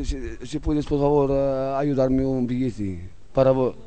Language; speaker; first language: Spanish; non-native, learner; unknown